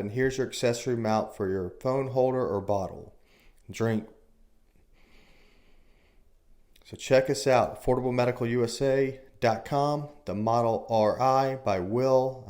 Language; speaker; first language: English; native; English